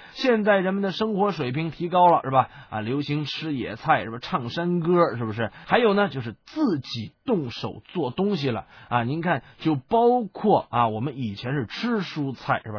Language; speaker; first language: Chinese; native; Chinese